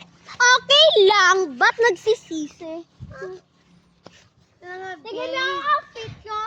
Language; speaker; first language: Filipino; non-native, local second language; Cebuano